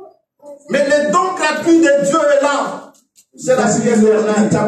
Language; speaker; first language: French; non-native, local second language; Lingala